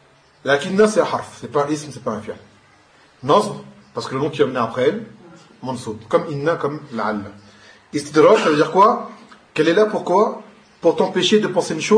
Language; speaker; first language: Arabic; non-native, fluent; French